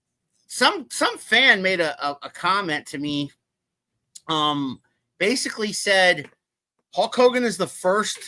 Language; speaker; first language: English; native; English